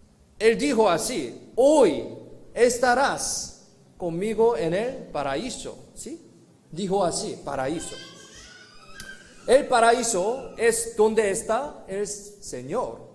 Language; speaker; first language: Spanish; non-native, fluent; Korean